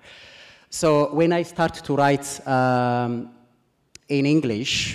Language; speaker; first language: English; non-native, fluent; Amharic